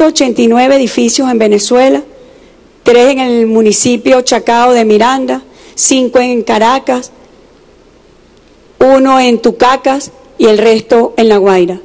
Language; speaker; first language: Spanish; native; Spanish